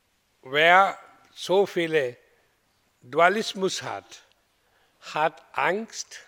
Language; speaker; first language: German; non-native, fluent; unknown